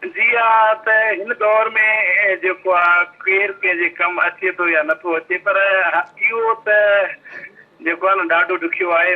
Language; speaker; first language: Sindhi; native; Sindhi